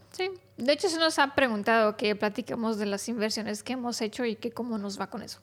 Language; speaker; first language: Spanish; non-native, fluent; Romanian